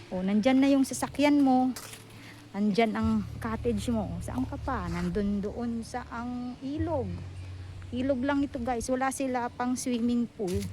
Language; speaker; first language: Filipino; non-native, local second language; Iloko